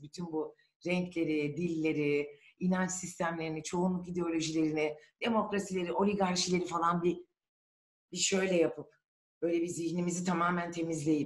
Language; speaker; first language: Turkish; native; Turkish